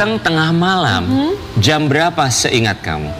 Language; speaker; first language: Indonesian; native; Indonesian